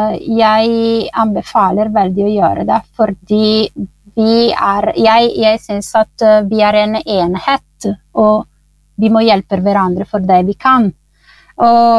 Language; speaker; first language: Norwegian; non-native, fluent; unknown